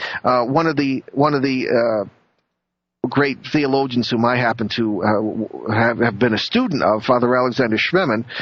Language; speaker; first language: English; native; English